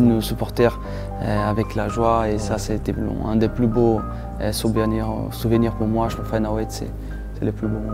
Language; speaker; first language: French; non-native, fluent; Portuguese